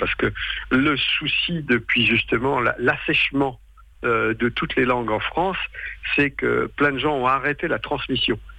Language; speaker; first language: French; non-native, local second language; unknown